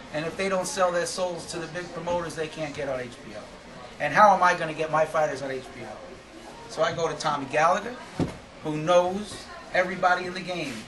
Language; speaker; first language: English; native; English